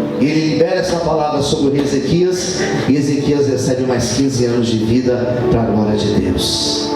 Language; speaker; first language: Portuguese; native; Portuguese